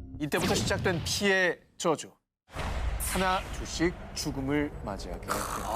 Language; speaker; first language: Korean; native; Korean